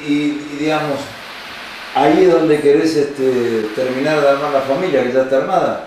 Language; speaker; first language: Spanish; native; Spanish